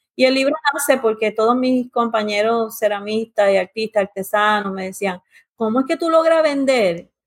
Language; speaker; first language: Spanish; early bilingual, heritage; Spanish